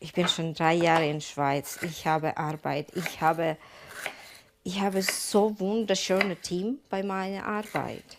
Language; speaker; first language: German; non-native, learner; Ukrainian